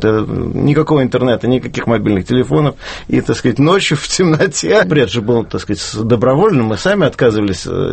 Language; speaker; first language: Russian; native; Russian